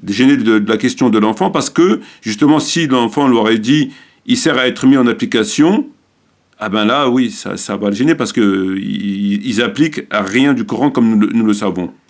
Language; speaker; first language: French; native; French